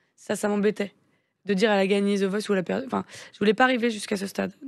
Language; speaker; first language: French; native; French